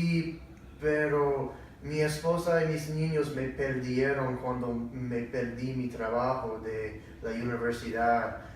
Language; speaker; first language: Spanish; non-native, learner; English